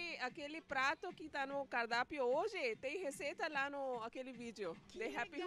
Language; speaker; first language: Portuguese; non-native, learner; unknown